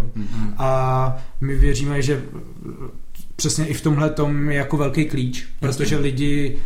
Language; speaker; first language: Czech; native; Czech